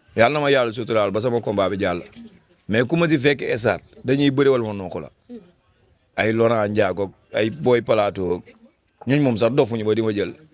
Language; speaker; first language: Wolof; non-native, local second language; Fula